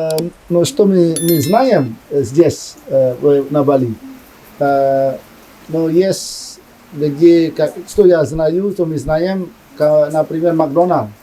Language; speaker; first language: Russian; non-native, learner; Indonesian